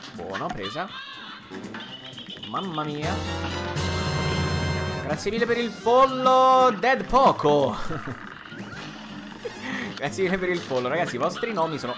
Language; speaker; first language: Italian; native; Italian